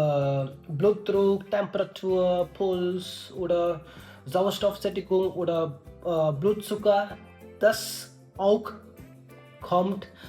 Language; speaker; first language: German; non-native, learner; Hindi